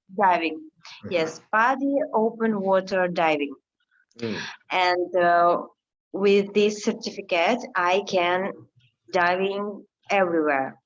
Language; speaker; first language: English; non-native, learner; Russian